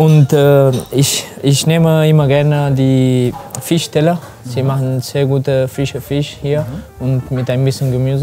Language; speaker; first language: German; non-native, learner; Spanish